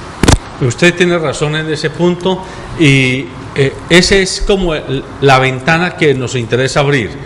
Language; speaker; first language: Spanish; native; Spanish